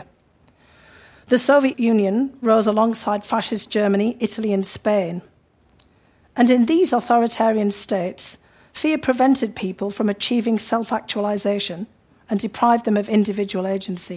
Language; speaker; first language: English; native; English